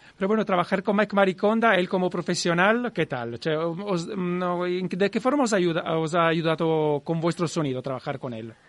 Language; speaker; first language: Spanish; native; Spanish